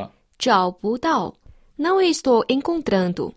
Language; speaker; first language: Portuguese; non-native, fluent; Chinese